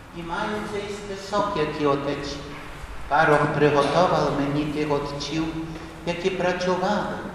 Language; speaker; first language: Ukrainian; early bilingual, heritage; Ukrainian